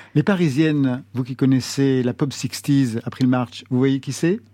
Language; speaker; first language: French; native; French